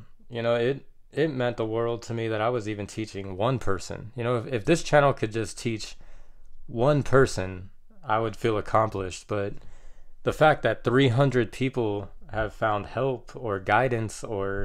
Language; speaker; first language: English; native; English